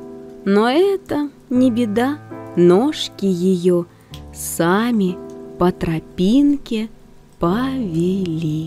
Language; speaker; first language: Russian; native; Russian